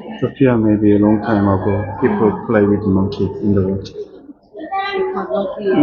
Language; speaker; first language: English; non-native, learner; Korean